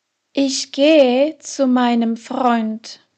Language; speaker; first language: German; non-native, fluent; Slovak